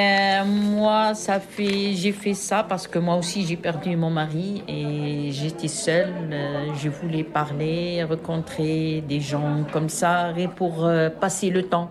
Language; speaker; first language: French; non-native, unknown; Arabic